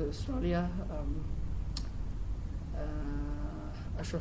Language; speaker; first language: Arabic; non-native, learner; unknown